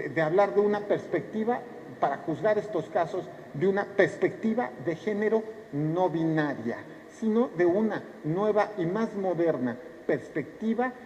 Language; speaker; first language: Spanish; native; Spanish